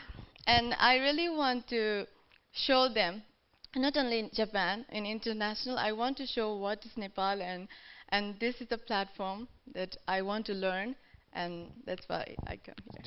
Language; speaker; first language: English; non-native, learner; Nepali